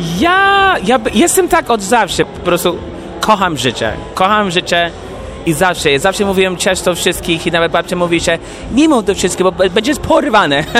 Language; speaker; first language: Polish; non-native, fluent; English